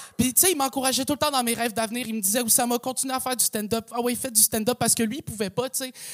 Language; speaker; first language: French; early bilingual, other home language; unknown